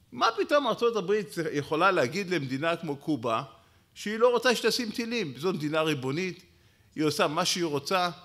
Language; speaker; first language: Hebrew; native; Hebrew